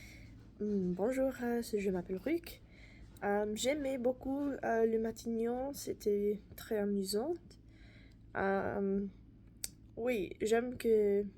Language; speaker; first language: French; non-native, learner; English